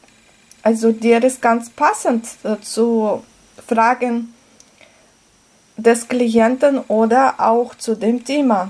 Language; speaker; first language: German; non-native, fluent; Russian